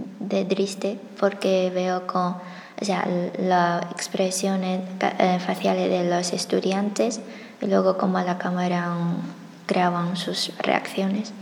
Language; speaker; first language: Spanish; non-native, fluent; Chinese